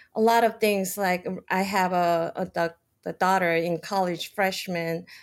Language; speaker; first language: English; non-native, fluent; Korean